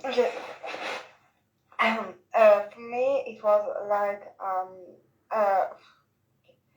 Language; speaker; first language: English; non-native, learner; French